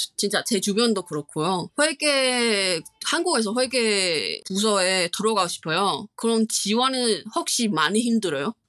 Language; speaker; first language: Korean; non-native, fluent; Chinese